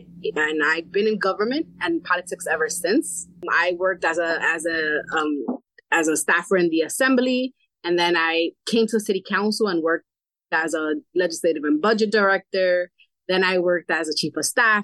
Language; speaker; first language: English; early bilingual, other home language; Spanish